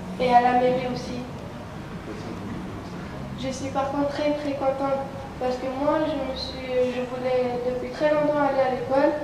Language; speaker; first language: French; early bilingual, other home language; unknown